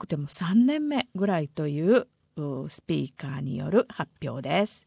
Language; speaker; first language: Japanese; native; Japanese